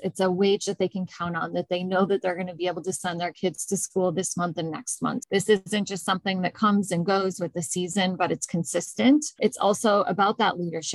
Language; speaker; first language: English; native; English